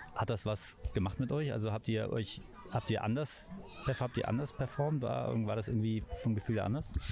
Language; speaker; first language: German; native; German